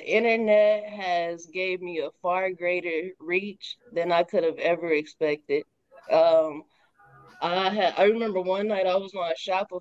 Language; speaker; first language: English; native; English